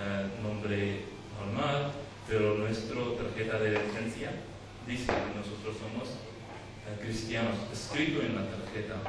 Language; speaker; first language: Spanish; non-native, learner; Urdu